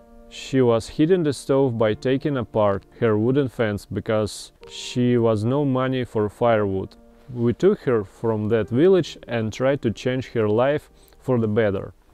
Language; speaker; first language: English; non-native, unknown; Russian